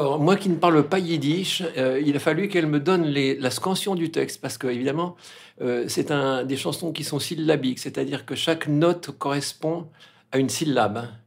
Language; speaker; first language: French; native; French